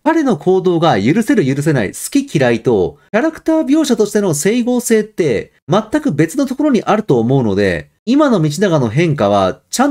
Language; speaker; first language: Japanese; native; Japanese